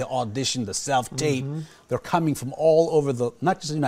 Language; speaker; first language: English; non-native, fluent; Lao